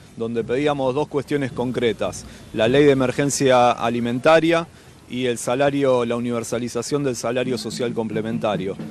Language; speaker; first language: Spanish; native; Spanish